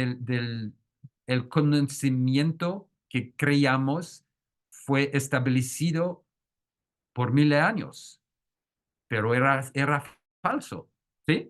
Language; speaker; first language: Spanish; non-native, fluent; French